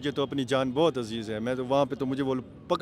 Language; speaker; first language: Urdu; native; Urdu